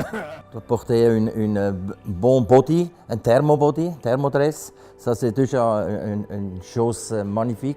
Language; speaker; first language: French; non-native, local second language; German